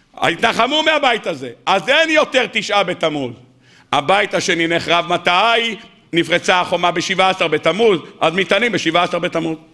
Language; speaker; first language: Hebrew; native; Hebrew